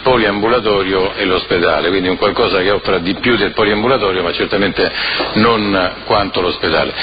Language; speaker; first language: Italian; native; Italian